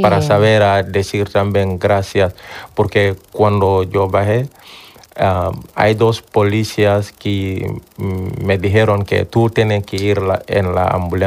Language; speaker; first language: Spanish; non-native, learner; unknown